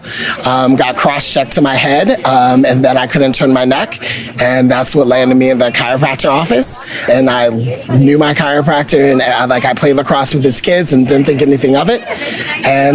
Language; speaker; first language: English; native; English